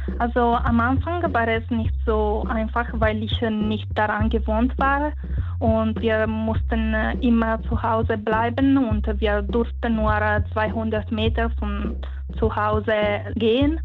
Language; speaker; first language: German; non-native, learner; Italian